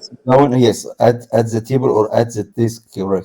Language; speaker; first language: English; non-native, learner; Arabic